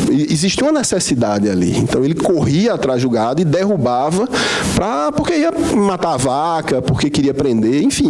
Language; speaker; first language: Portuguese; native; Portuguese